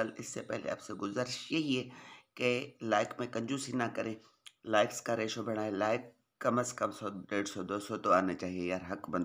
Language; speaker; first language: Hindi; non-native, local second language; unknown